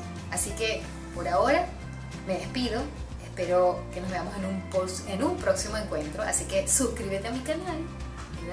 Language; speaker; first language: Spanish; native; Spanish